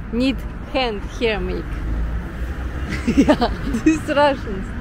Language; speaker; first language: English; non-native, learner; Russian